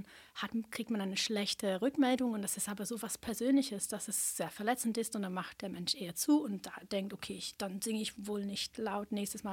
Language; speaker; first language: German; non-native, fluent; English